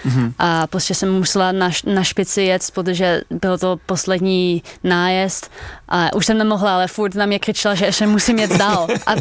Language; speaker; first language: Czech; early bilingual, heritage; Dutch